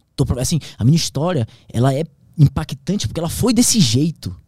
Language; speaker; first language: Portuguese; native; Portuguese